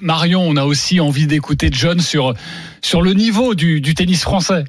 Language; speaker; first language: French; native; French